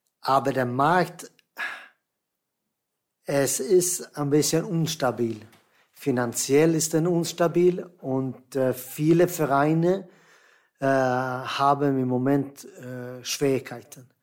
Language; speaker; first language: German; non-native, fluent; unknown